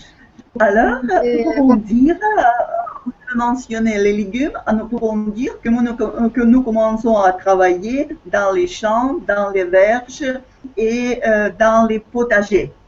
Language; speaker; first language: French; non-native, fluent; Russian